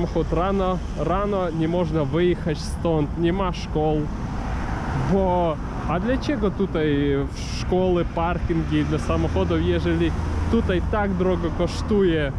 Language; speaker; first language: Polish; non-native, learner; Ukrainian